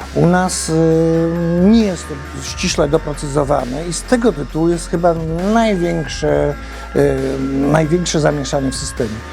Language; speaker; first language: Polish; native; Polish